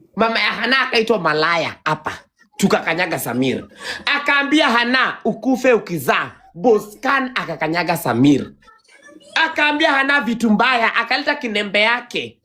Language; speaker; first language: Swahili; non-native, local second language; Kikuyu